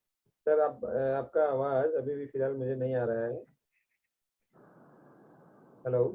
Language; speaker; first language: Hindi; native; Hindi